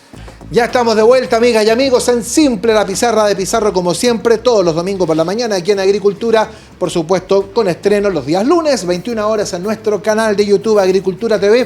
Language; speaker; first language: Spanish; native; Spanish